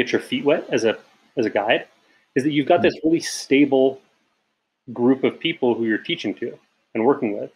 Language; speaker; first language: English; native; English